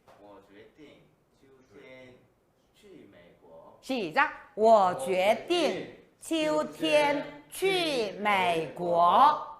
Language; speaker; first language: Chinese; non-native, fluent; Korean